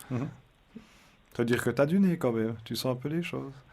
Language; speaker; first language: French; native; French